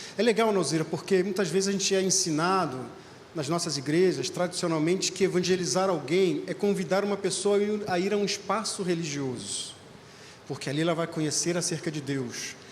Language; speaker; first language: Portuguese; native; Portuguese